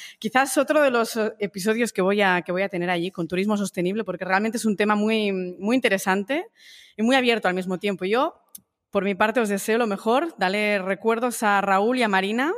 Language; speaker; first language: Spanish; native; Spanish